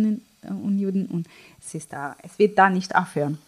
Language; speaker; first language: German; non-native, fluent; Hebrew